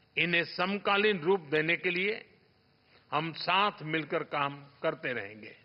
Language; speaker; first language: Hindi; non-native, local second language; Gujarati